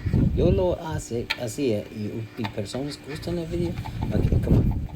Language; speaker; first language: Spanish; non-native, learner; English